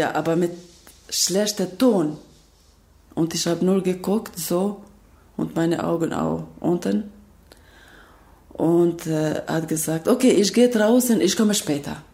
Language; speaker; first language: German; non-native, learner; Albanian